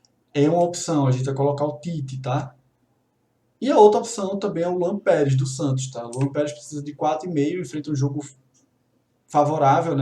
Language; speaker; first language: Portuguese; native; Portuguese